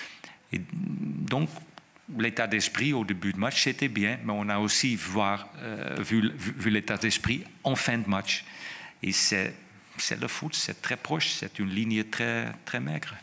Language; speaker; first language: French; non-native, fluent; Dutch